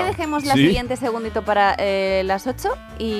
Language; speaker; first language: Spanish; native; Spanish